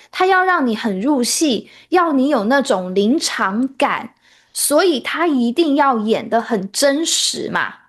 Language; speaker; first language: Chinese; native; Chinese